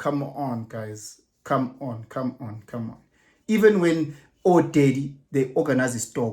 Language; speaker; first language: English; non-native, local second language; Zulu